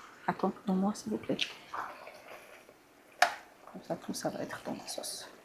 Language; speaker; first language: French; non-native, local second language; Arabic